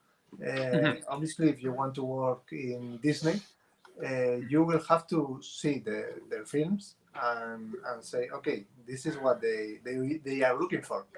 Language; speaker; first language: English; non-native, fluent; Spanish